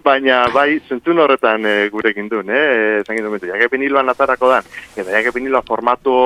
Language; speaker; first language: Basque; native; Basque